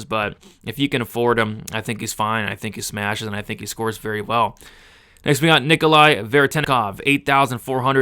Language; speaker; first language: English; native; English